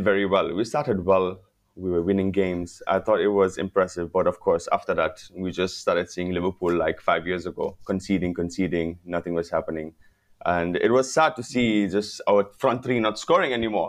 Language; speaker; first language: English; non-native, local second language; Wolof